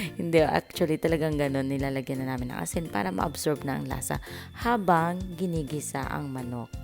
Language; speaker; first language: Filipino; non-native, local second language; Cebuano